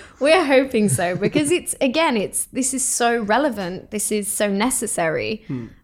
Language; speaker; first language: English; native; English